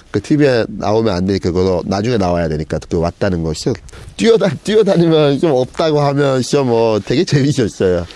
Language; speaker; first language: Korean; non-native, fluent; Turkish